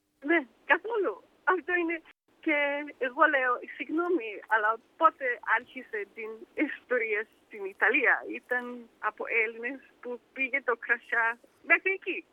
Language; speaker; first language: Greek; early bilingual, heritage; Danish